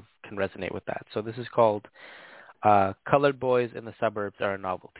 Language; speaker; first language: English; native; English